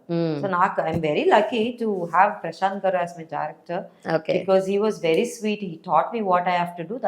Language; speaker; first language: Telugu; non-native, learner; Tamil